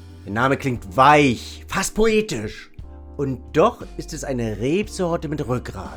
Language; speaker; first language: German; native; German